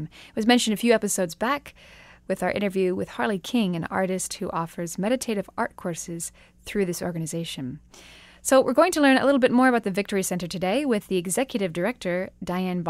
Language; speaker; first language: English; native; English